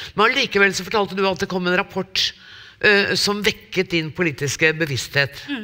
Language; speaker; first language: Norwegian; native; Norwegian